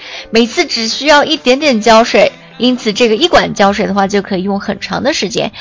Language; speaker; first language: Chinese; native; Chinese